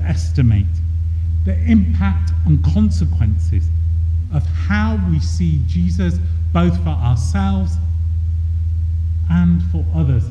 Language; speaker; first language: English; native; English